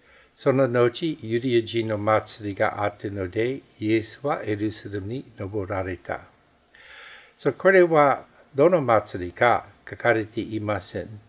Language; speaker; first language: Japanese; non-native, fluent; English